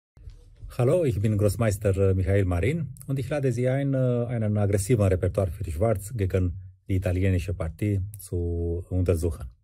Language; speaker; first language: German; non-native, fluent; Romanian